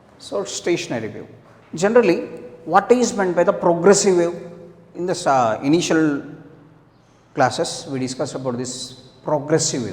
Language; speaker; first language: English; non-native, local second language; Telugu